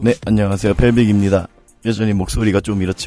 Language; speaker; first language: Korean; native; Korean